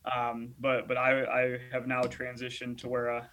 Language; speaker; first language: English; native; English